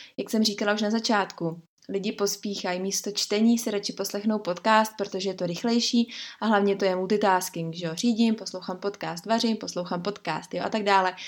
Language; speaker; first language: Czech; native; Czech